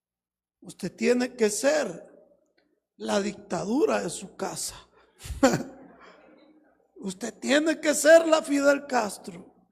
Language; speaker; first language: Spanish; native; Spanish